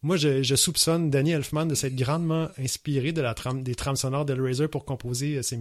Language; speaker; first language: French; native; French